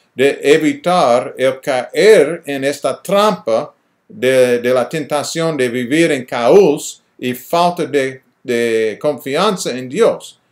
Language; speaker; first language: Spanish; non-native, fluent; English